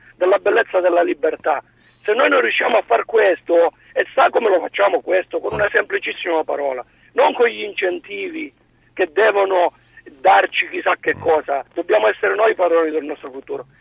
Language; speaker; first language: Italian; native; Italian